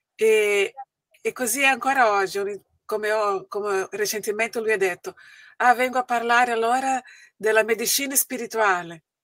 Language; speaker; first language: Italian; native; Italian